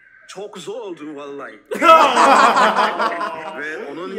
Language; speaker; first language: Turkish; non-native, learner; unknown